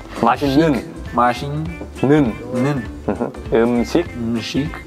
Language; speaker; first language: Korean; non-native, learner; Serbian